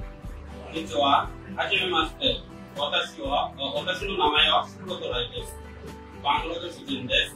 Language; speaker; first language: Japanese; non-native, learner; Bangla